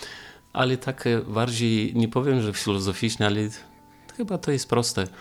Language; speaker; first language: Polish; non-native, fluent; Romanian